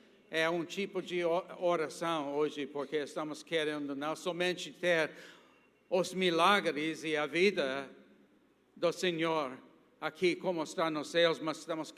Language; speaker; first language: Portuguese; non-native, fluent; English